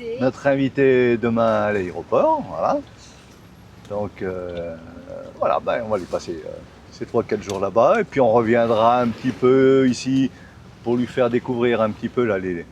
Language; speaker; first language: French; native; French